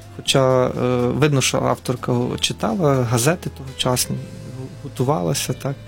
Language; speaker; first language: Ukrainian; native; Ukrainian